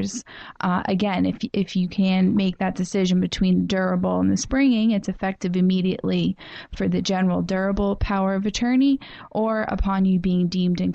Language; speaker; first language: English; native; English